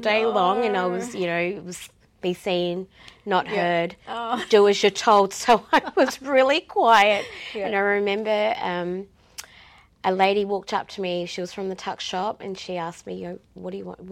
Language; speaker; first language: English; native; English